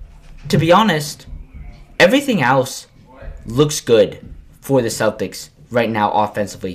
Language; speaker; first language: English; native; English